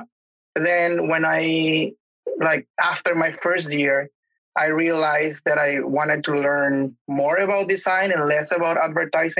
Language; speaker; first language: English; non-native, fluent; Spanish